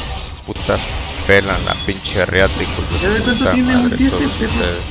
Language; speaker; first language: Spanish; native; Spanish